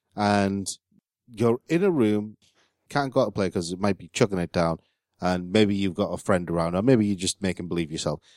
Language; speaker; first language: English; native; English